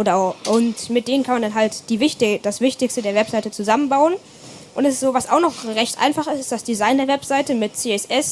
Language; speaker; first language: German; native; German